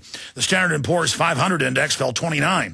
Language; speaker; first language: English; native; English